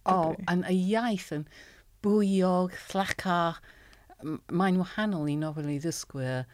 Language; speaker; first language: Welsh; non-native, learner; English